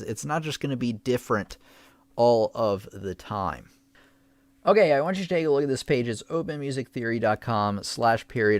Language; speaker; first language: English; native; English